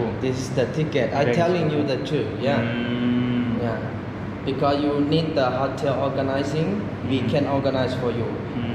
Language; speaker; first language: English; non-native, fluent; Lao